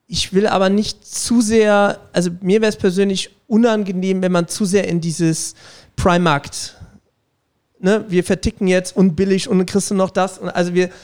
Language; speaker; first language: German; native; German